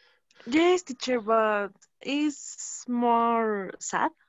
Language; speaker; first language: English; non-native, learner; Spanish